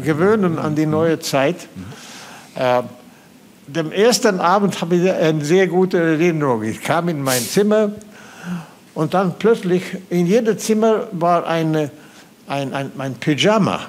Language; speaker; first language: German; non-native, fluent; Swedish